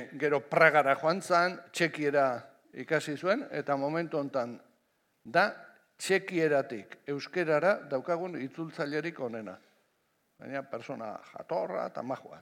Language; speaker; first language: Basque; non-native, local second language; Spanish